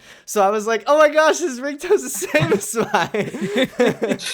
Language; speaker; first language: English; native; English